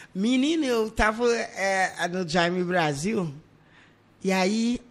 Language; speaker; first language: Portuguese; non-native, learner; English